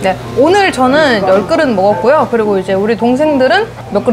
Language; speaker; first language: Korean; native; Korean